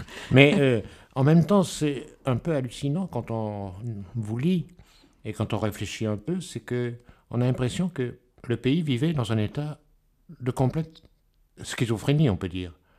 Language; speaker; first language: French; native; French